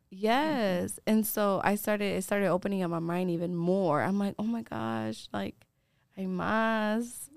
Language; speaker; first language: English; early bilingual, other home language; Spanish